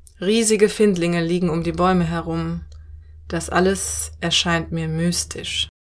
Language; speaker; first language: German; native; German